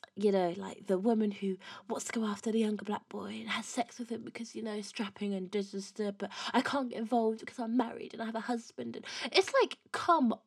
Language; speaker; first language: English; native; English